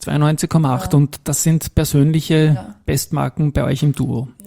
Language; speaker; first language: German; native; German